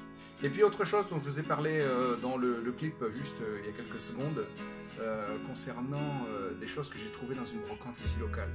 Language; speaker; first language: French; native; French